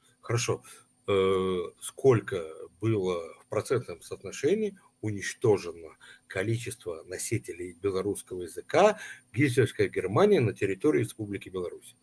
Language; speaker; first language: Russian; native; Russian